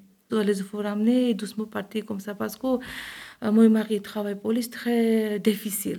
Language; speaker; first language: French; non-native, learner; Georgian